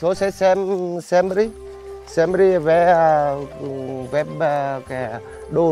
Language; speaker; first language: Portuguese; non-native, learner; Vietnamese